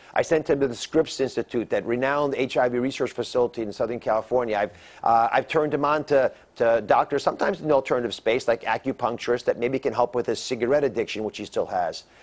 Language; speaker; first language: English; native; English